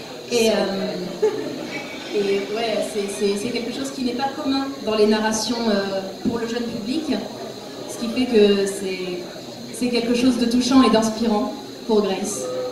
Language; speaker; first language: French; native; French